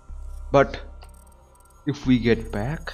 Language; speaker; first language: English; non-native, learner; Bodo